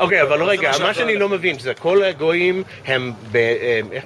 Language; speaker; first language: Hebrew; non-native, fluent; English